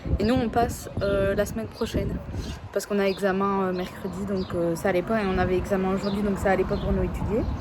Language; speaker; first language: French; native; French